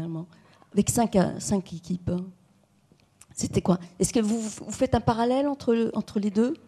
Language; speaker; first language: French; native; French